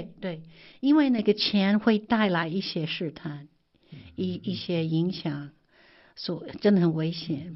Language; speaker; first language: Chinese; non-native, fluent; English